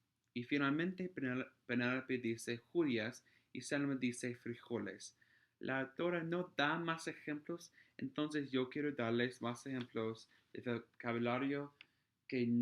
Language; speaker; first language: Spanish; non-native, fluent; English